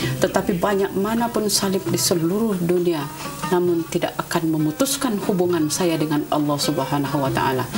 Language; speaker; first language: Malay; non-native, local second language; Central Dusun